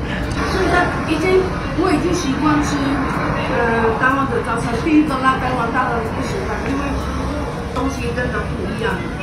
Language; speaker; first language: Chinese; non-native, learner; English